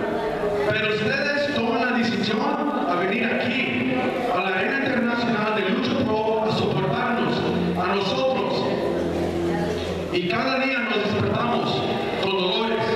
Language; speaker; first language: Spanish; early bilingual, heritage; Spanish